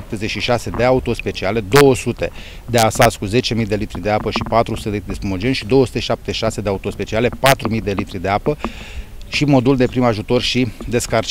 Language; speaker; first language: Romanian; native; Romanian